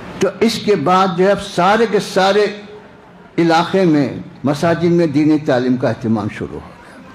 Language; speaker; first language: Urdu; native; Urdu